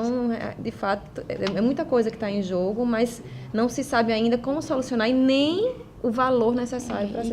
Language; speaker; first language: Portuguese; native; Portuguese